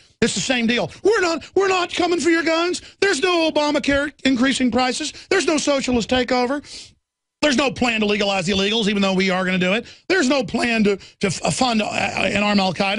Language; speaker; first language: English; native; English